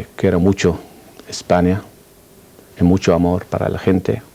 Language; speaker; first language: Spanish; non-native, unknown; Arabic